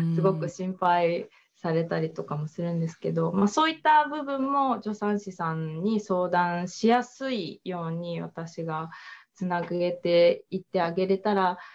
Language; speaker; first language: Japanese; native; Japanese